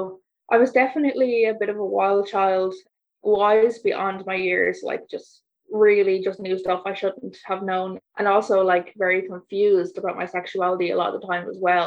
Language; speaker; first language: English; native; English